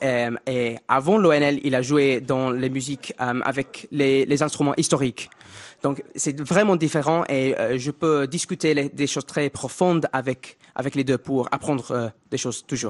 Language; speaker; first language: French; non-native, fluent; English